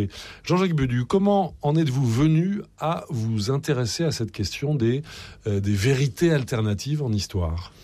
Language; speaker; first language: French; native; French